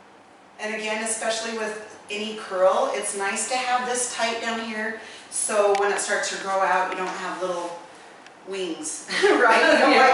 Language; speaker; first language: English; native; English